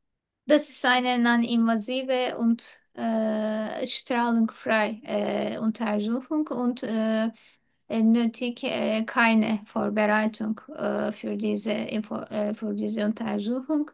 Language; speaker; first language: German; non-native, learner; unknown